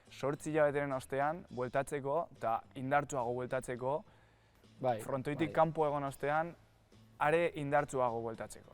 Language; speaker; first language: Basque; native; Basque